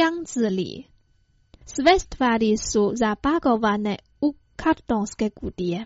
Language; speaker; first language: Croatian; non-native, fluent; Chinese